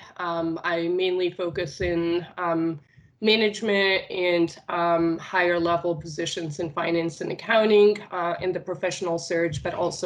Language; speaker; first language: English; non-native, fluent; Arabic